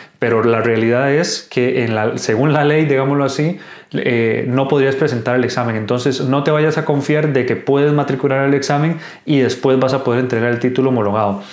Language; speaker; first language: Spanish; native; Spanish